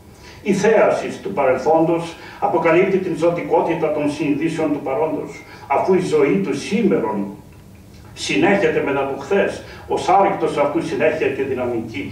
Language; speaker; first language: Greek; native; Greek